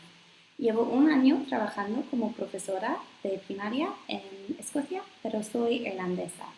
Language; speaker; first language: Spanish; non-native, fluent; English